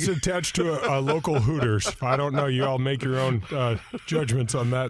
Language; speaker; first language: English; native; English